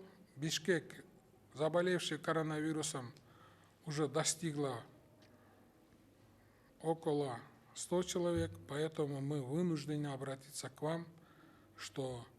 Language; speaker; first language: Russian; non-native, local second language; Kyrgyz